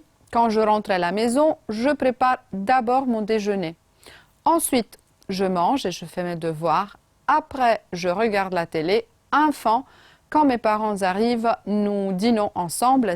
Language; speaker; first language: French; non-native, fluent; Romanian